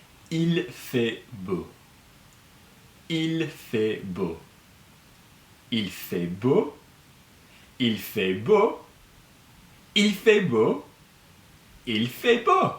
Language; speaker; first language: French; non-native, fluent; English